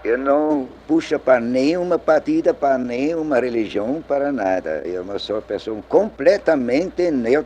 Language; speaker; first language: Portuguese; non-native, learner; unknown